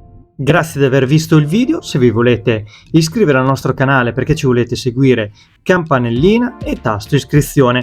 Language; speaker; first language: Italian; native; Italian